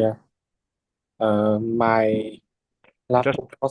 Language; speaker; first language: English; non-native, learner; Vietnamese